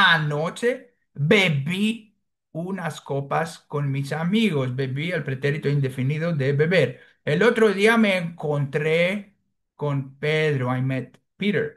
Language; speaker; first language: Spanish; non-native, fluent; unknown